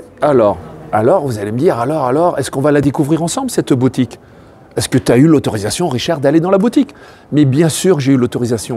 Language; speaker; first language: French; native; French